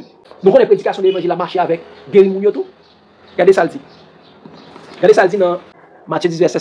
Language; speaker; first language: French; non-native, local second language; Haitian Creole